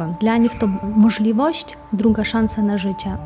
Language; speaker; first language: Polish; non-native, fluent; Ukrainian